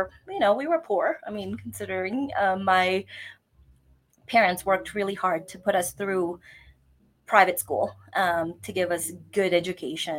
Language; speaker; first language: English; non-native, local second language; Bikol